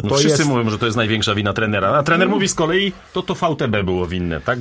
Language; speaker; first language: Polish; native; Polish